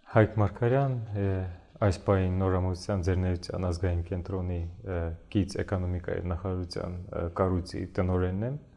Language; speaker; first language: Armenian; early bilingual, heritage; Armenian